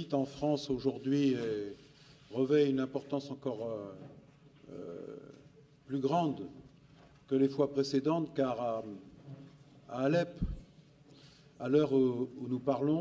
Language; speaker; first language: French; native; French